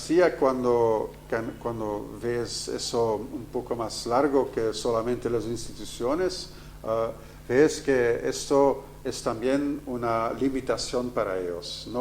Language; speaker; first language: Spanish; non-native, fluent; Dutch